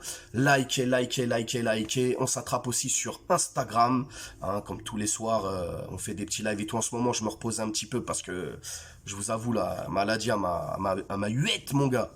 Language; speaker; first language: French; native; French